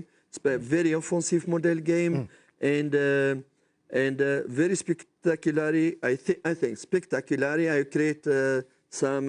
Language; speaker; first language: English; non-native, learner; French